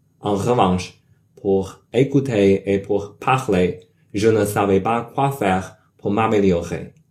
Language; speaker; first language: French; non-native, learner; Chinese